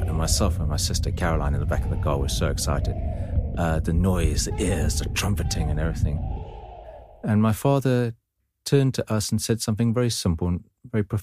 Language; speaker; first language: English; native; English